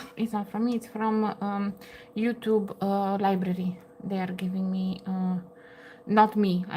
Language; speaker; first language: English; non-native, fluent; Romanian